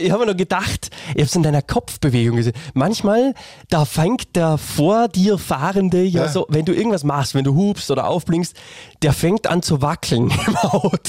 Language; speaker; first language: German; native; German